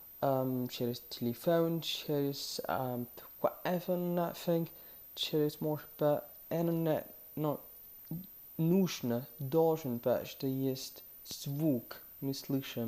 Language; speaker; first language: Russian; non-native, fluent; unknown